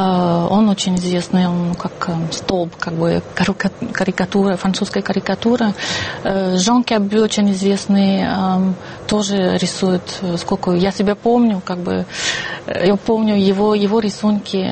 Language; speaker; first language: Russian; non-native, fluent; French